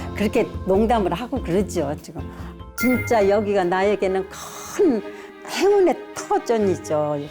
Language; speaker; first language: Korean; native; Korean